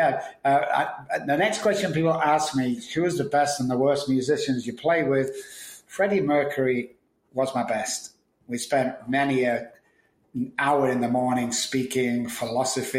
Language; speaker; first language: English; native; English